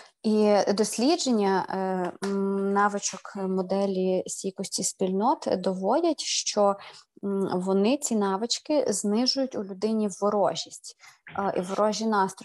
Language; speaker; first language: Ukrainian; native; Ukrainian